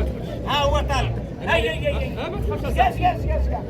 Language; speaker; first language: Arabic; native; Arabic